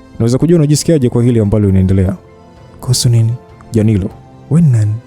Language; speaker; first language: Swahili; native; Swahili